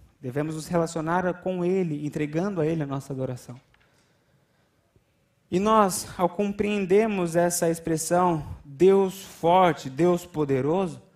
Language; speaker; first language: Portuguese; native; Portuguese